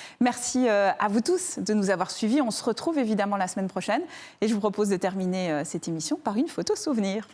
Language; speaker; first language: French; native; French